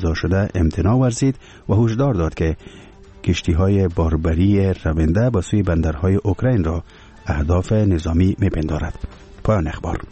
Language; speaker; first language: Persian; native; Persian